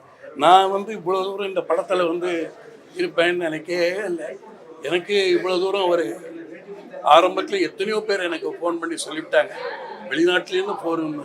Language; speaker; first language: Tamil; native; Tamil